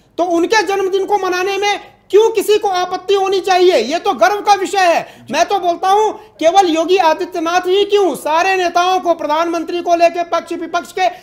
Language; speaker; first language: Hindi; native; Hindi